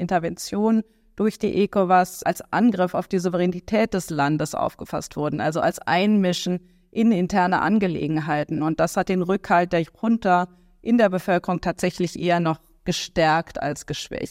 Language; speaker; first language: German; native; German